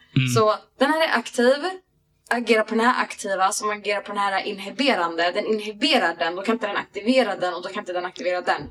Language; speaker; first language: Swedish; native; Swedish